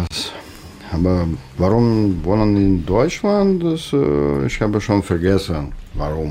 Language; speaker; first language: German; non-native, learner; Russian